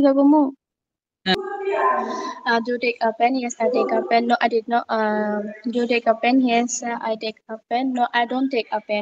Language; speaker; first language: English; non-native, learner; Bangla